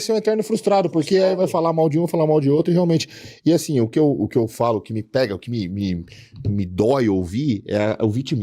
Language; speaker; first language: Portuguese; native; Portuguese